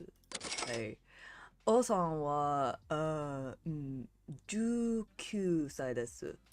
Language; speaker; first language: Japanese; non-native, learner; English